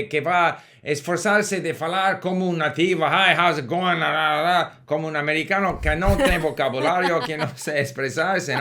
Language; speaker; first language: Portuguese; non-native, learner; English